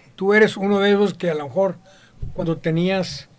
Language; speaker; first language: Spanish; native; Spanish